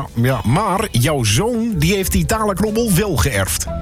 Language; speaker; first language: Dutch; native; Dutch